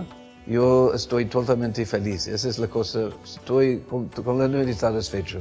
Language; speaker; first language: Spanish; non-native, fluent; English